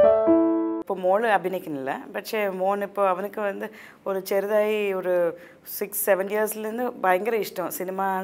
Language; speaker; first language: Malayalam; non-native, local second language; Tamil